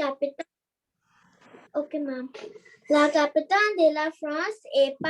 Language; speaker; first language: French; non-native, learner; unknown